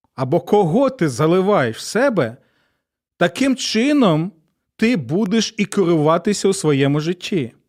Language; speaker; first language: Ukrainian; native; Ukrainian